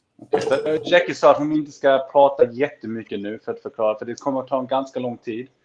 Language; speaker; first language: Swedish; non-native, fluent; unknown